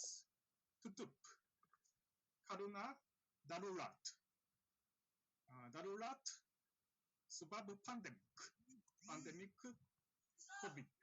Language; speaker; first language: Indonesian; non-native, learner; Japanese